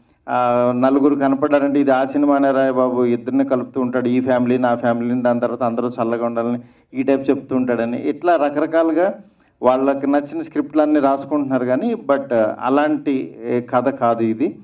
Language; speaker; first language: Telugu; native; Telugu